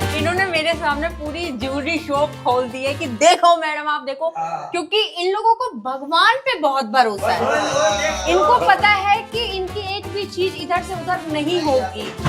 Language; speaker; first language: Hindi; native; Hindi